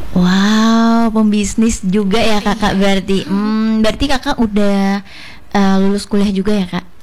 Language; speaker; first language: Indonesian; native; Indonesian